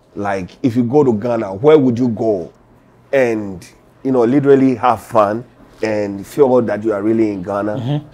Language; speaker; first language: English; non-native, local second language; Ga